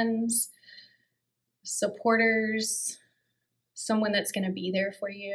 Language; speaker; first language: English; native; English